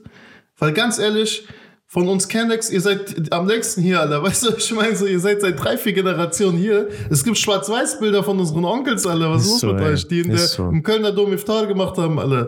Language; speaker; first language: German; native; German